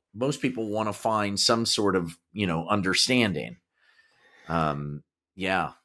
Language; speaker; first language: English; native; English